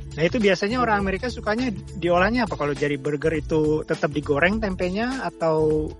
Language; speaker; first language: Indonesian; native; Indonesian